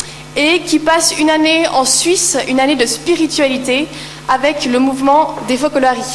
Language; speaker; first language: French; native; French